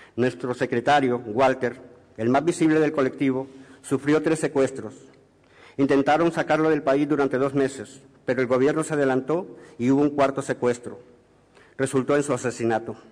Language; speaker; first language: Spanish; native; Spanish